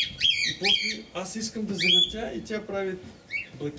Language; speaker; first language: Bulgarian; non-native, learner; Russian